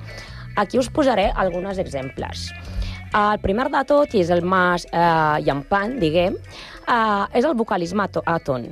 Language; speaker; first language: Catalan; non-native, learner; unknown